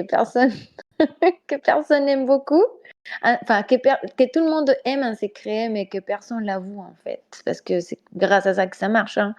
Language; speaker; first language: French; non-native, fluent; Spanish